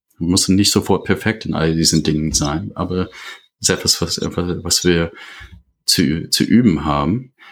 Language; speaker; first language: German; non-native, fluent; English